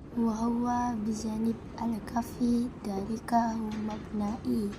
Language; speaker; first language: Arabic; non-native, learner; Malay